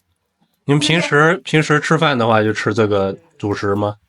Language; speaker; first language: Chinese; native; Chinese